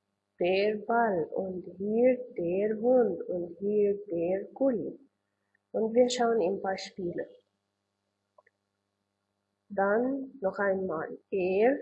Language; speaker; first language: German; non-native, learner; Arabic